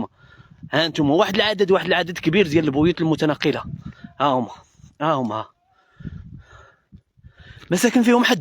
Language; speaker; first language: Arabic; native; Arabic